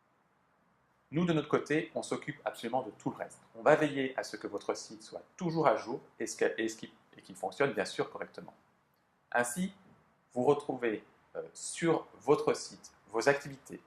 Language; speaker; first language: French; native; French